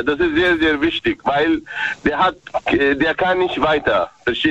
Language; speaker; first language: German; non-native, learner; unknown